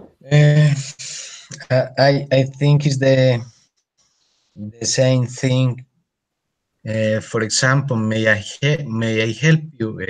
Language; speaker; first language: English; non-native, learner; Spanish